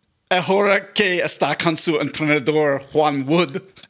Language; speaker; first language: Spanish; non-native, learner; English